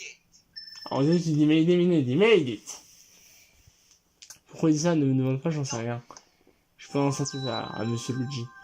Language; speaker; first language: French; native; French